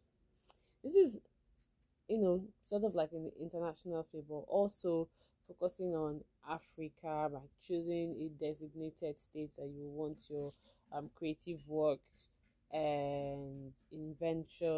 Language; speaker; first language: English; non-native, local second language; Igbo